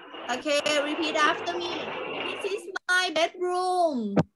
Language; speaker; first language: English; non-native, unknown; Thai